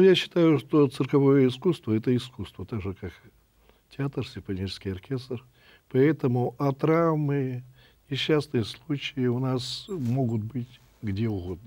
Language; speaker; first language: Russian; native; Russian